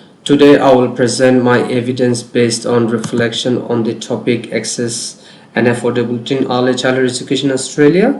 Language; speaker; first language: English; non-native, local second language; Bangla